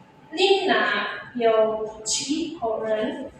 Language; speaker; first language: Chinese; non-native, fluent; Indonesian